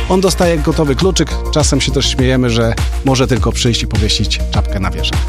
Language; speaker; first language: Polish; native; Polish